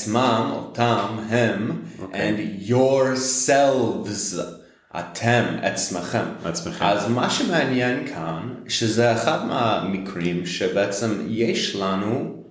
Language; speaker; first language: Hebrew; non-native, fluent; English